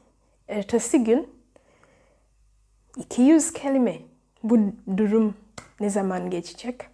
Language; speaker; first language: Turkish; non-native, learner; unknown